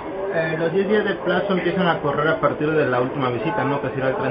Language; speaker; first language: Spanish; native; Spanish